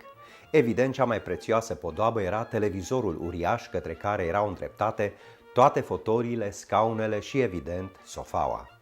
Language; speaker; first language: Romanian; native; Romanian